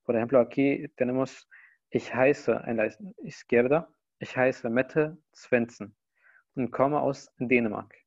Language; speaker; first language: German; non-native, fluent; Spanish